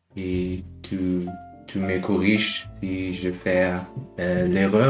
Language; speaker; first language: French; non-native, learner; German